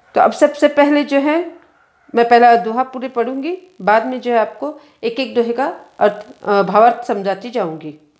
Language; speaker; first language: Hindi; non-native, local second language; Kannada